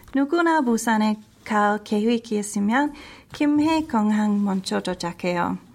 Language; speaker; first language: Korean; non-native, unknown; English